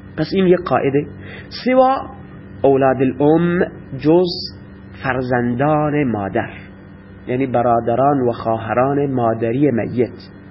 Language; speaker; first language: Persian; non-native, local second language; Baluchi